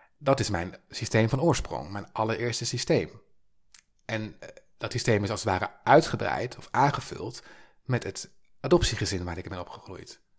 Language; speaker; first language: Dutch; native; Dutch